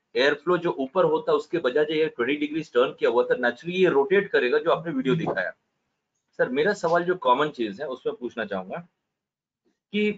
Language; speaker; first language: Hindi; native; Hindi